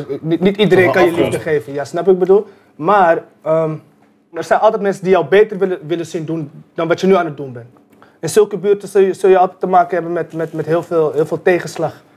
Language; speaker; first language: Dutch; early bilingual, other home language; Arabic